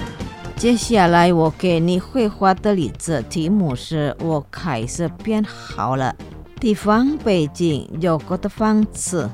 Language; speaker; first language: Chinese; non-native, learner; Indonesian